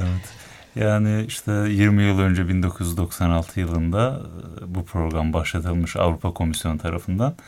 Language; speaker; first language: Turkish; native; Turkish